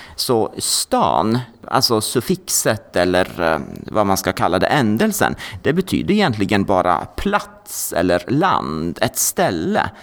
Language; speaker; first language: Swedish; non-native, fluent; Norwegian